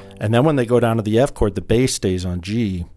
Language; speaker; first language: English; native; English